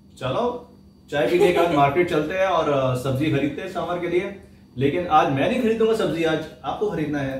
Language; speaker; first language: Hindi; native; Hindi